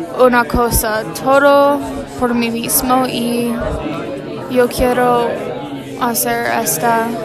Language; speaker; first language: Spanish; non-native, learner; English